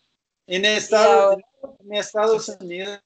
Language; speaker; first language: Spanish; non-native, learner; English